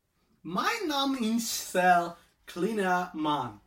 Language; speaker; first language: German; non-native, learner; English